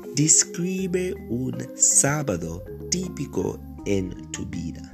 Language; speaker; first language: Spanish; non-native, fluent; English